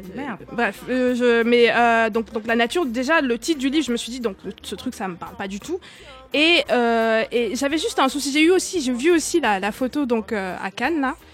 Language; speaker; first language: French; native; French